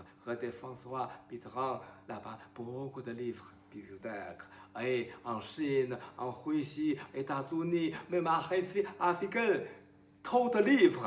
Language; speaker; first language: French; non-native, learner; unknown